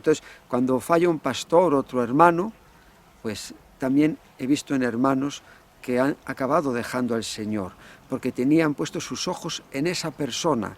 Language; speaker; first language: Spanish; native; Spanish